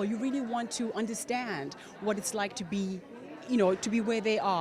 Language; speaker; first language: English; non-native, local second language; Tswana